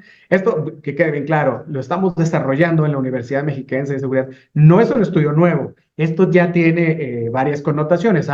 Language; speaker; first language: Spanish; native; Spanish